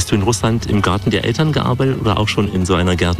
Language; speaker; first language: German; native; German